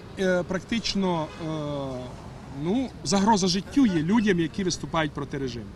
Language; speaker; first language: Ukrainian; native; Ukrainian